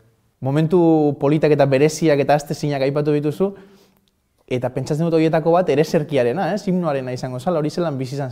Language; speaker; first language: Basque; native; Basque